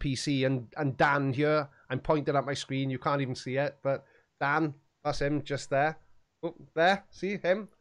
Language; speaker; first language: English; native; English